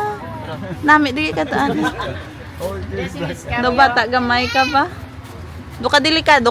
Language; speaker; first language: Filipino; non-native, local second language; Hiligaynon